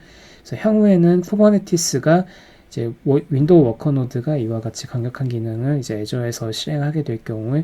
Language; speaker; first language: Korean; native; Korean